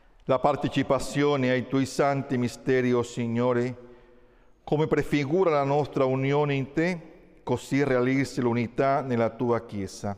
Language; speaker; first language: Italian; non-native, fluent; Spanish